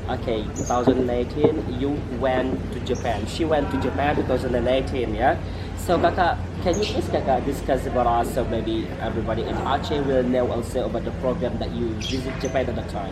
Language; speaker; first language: English; non-native, fluent; Indonesian